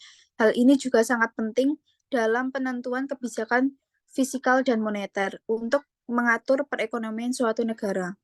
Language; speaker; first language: Indonesian; native; Indonesian